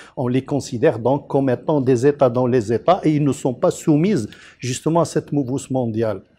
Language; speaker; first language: French; non-native, local second language; Arabic